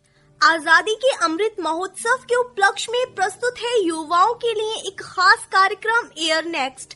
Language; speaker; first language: Hindi; native; Hindi